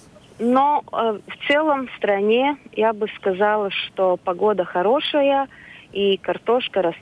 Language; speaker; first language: Russian; non-native, local second language; Latvian